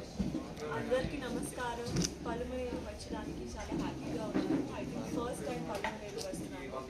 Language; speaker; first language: Telugu; non-native, learner; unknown